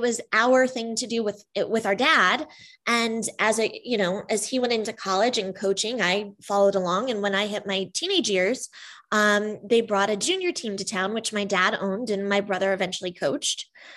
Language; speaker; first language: English; native; English